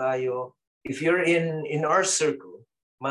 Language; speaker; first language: English; non-native, local second language; Cebuano